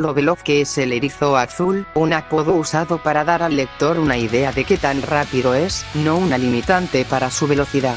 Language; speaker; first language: Spanish; native; Spanish